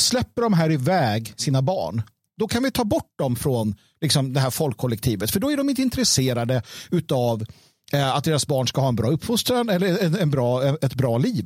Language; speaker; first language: Swedish; native; Swedish